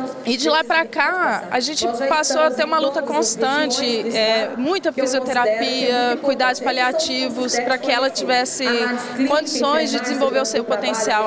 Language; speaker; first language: Portuguese; native; Portuguese